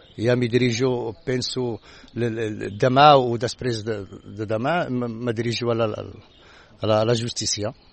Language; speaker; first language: Catalan; non-native, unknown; Arabic